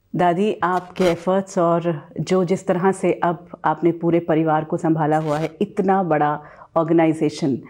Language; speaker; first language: Hindi; native; Hindi